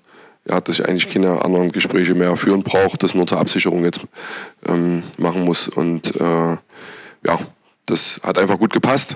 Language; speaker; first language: German; native; German